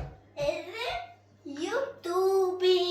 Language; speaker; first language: Albanian; early bilingual, heritage; Albanian